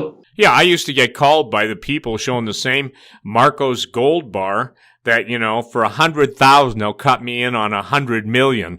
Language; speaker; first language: English; native; English